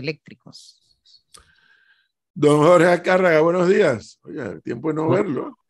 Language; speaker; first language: Spanish; native; Spanish